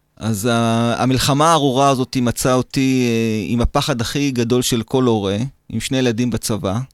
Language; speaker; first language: Hebrew; native; Hebrew